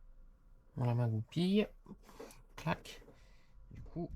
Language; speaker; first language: French; native; French